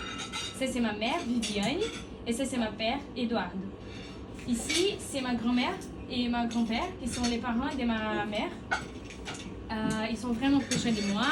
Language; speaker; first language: French; non-native, learner; Portuguese